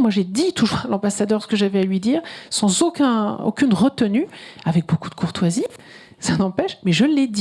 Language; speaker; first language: French; native; French